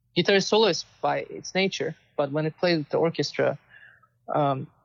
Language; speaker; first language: English; non-native, fluent; Turkish